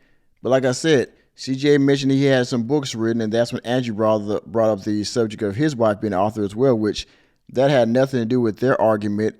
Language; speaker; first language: English; native; English